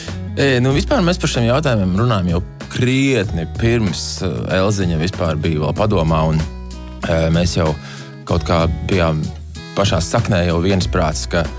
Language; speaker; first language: Latvian; native; Latvian